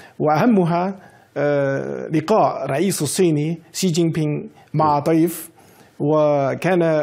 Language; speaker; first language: Arabic; non-native, fluent; Chinese